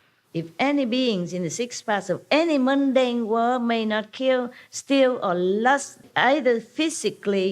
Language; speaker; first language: English; non-native, fluent; Vietnamese